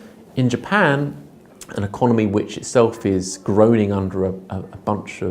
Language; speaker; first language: English; native; English